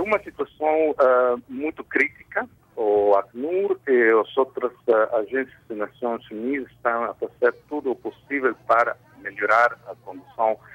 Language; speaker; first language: Portuguese; non-native, fluent; Spanish